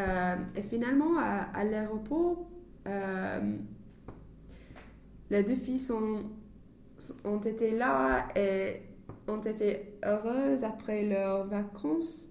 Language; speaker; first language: French; non-native, learner; English